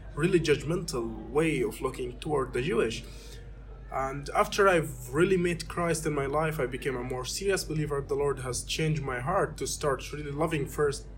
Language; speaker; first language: English; non-native, fluent; Arabic